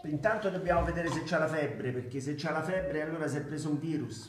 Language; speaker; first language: Italian; native; Italian